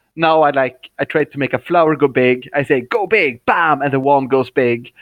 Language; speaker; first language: English; non-native, fluent; Swedish